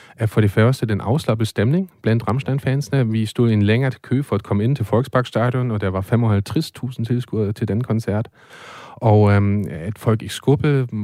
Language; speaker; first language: Danish; non-native, fluent; German